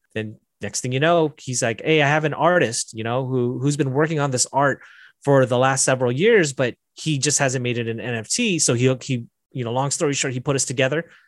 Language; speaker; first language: English; native; English